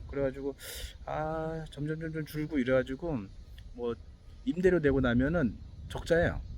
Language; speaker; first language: Korean; native; Korean